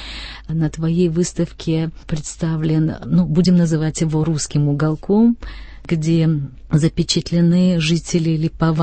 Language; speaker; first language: Russian; native; Russian